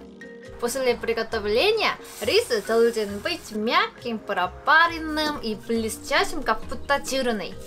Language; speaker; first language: Russian; non-native, fluent; Korean